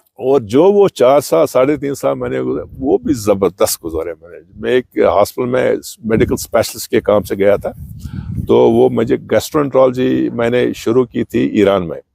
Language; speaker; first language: Urdu; non-native, local second language; Kashmiri